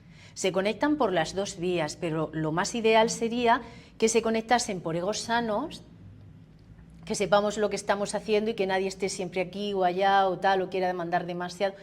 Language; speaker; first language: Spanish; native; Spanish